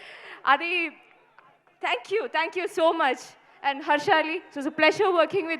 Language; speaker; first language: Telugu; non-native, fluent; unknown